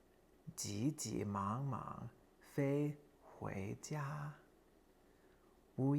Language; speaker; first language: Chinese; non-native, learner; English